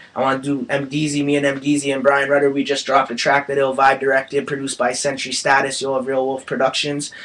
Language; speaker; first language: English; native; English